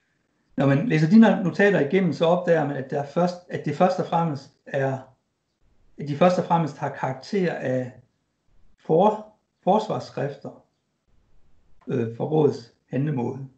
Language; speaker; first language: Danish; native; Danish